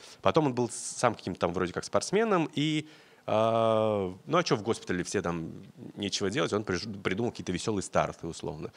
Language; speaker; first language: Russian; native; Russian